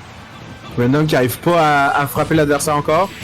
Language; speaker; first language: French; native; French